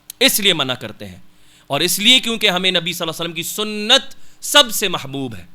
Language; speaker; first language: Urdu; non-native, local second language; Punjabi